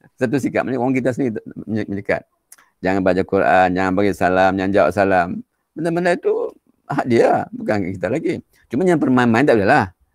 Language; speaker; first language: Malay; native; Malay